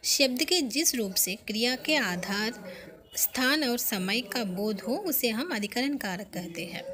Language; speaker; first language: Hindi; non-native, local second language; Telugu